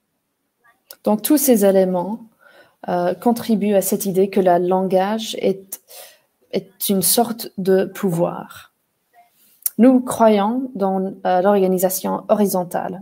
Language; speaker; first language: French; non-native, fluent; English